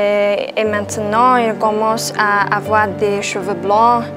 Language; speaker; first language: French; non-native, fluent; Chinese